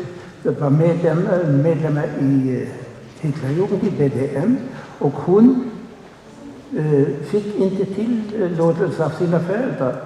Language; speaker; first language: Swedish; non-native, fluent; German